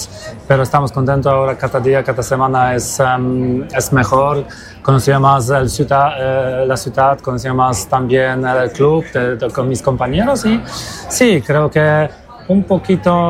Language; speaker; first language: Spanish; non-native, learner; Polish